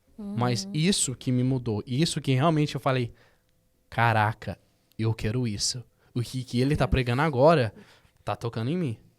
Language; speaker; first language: Portuguese; early bilingual, heritage; Portuguese